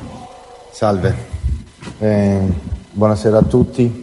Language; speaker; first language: Italian; non-native, fluent; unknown